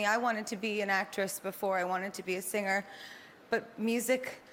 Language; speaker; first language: English; native; English